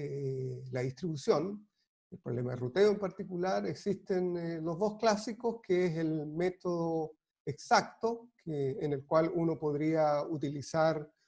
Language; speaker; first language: Spanish; native; Spanish